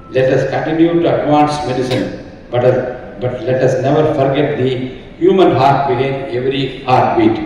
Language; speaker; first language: English; non-native, local second language; Tamil